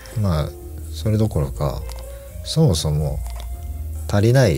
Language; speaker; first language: Japanese; native; Japanese